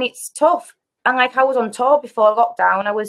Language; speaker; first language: English; native; English